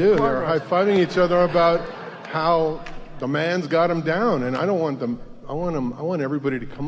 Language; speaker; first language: English; native; English